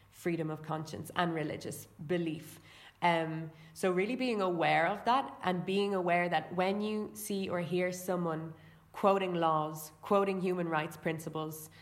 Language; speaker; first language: English; native; English